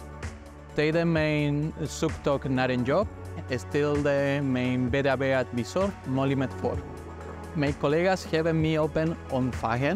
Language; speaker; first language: Dutch; non-native, learner; Spanish